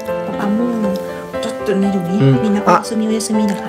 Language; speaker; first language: Japanese; non-native, learner; Thai